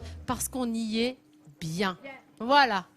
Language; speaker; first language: French; native; French